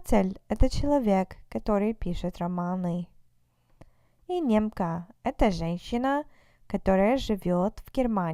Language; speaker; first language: Russian; non-native, fluent; English